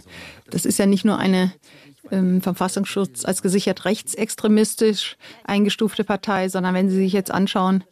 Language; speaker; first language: German; native; German